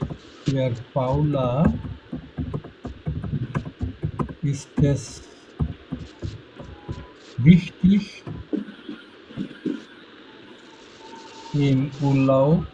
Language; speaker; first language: German; non-native, fluent; Bangla